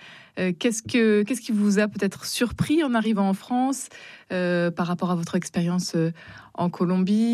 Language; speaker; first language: French; native; French